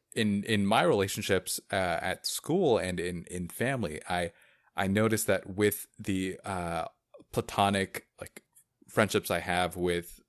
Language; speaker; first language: English; native; English